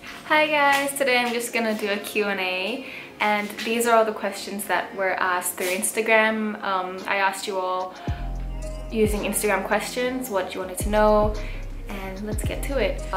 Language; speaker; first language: English; early bilingual, heritage; English